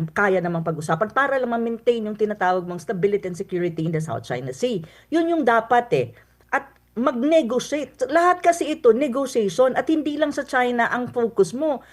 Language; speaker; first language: Filipino; non-native, local second language; Cebuano